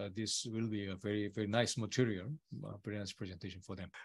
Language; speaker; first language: English; non-native, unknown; Korean